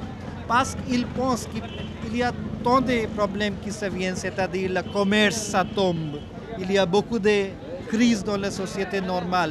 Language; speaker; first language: French; non-native, fluent; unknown